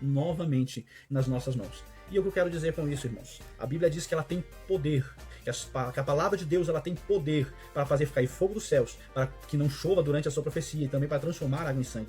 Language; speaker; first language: Portuguese; native; Portuguese